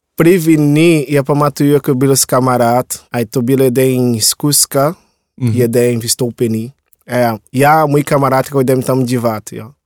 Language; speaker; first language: Czech; non-native, learner; Portuguese